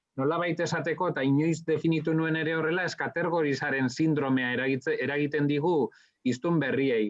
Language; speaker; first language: Basque; non-native, local second language; Spanish